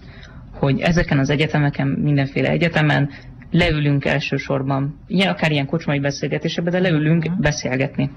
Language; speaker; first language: Hungarian; native; Hungarian